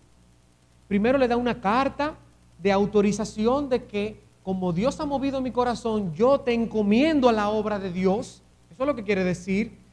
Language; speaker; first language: Spanish; native; Spanish